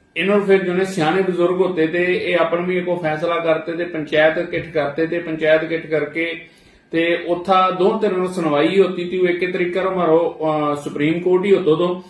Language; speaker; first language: Punjabi; non-native, local second language; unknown